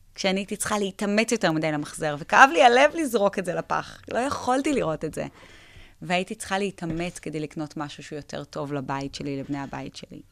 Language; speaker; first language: Hebrew; native; Hebrew